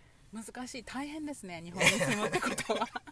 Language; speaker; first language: Japanese; native; Japanese